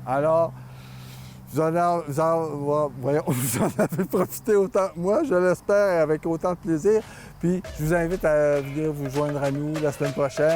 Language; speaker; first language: French; native; French